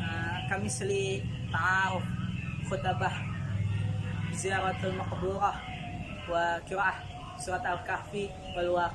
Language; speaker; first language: Arabic; non-native, learner; Indonesian